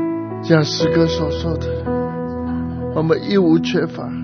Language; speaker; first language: Chinese; native; Chinese